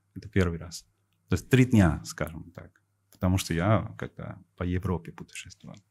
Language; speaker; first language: Russian; non-native, fluent; Spanish